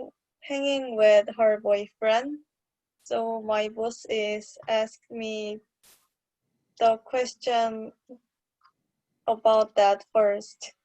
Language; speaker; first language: English; non-native, learner; Korean